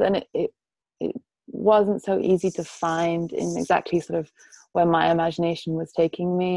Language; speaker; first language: English; native; English